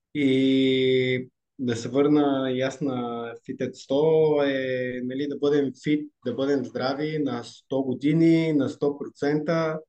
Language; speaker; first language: Bulgarian; native; Bulgarian